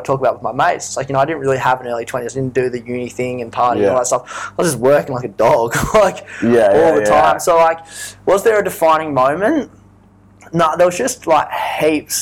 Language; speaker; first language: English; native; English